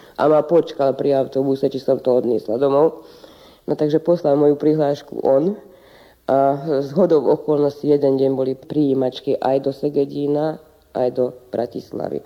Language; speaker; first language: Slovak; native; Slovak